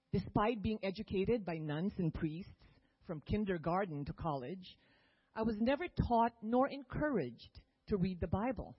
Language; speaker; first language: English; non-native, local second language; Filipino